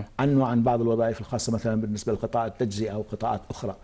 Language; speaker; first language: Arabic; native; Arabic